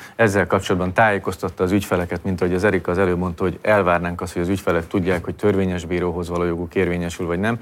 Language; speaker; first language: Hungarian; native; Hungarian